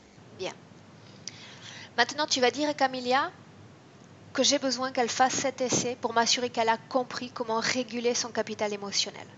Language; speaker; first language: French; native; French